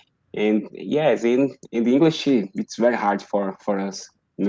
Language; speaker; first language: English; non-native, learner; Portuguese